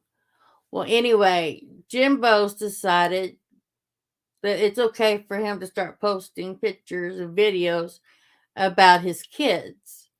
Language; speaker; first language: English; native; English